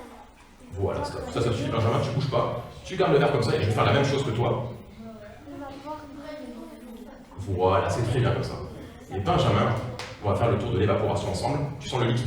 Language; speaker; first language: French; native; French